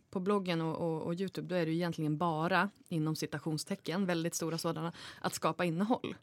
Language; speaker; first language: Swedish; native; Swedish